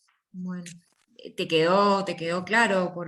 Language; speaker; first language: Spanish; native; Spanish